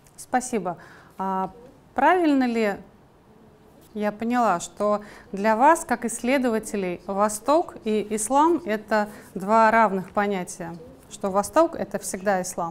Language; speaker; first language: Russian; native; Russian